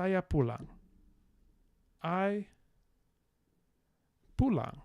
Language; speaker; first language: Indonesian; non-native, learner; English